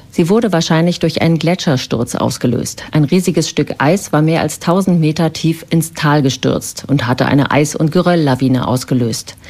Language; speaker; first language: German; native; German